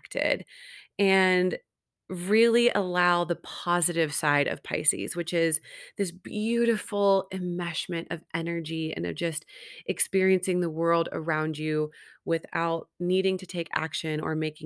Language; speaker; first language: English; native; English